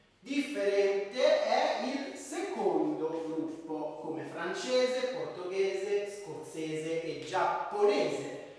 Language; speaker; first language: Italian; native; Italian